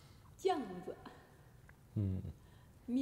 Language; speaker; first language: Chinese; native; Chinese